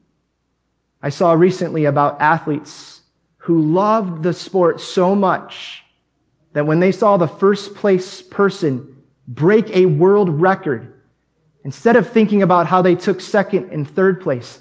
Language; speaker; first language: English; native; English